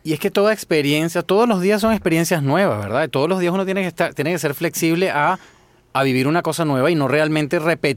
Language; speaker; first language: Spanish; native; Spanish